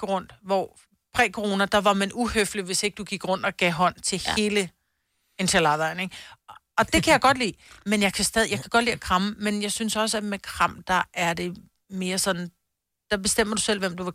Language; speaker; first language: Danish; native; Danish